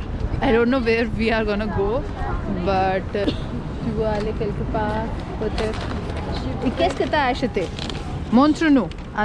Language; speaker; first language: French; non-native, fluent; Hindi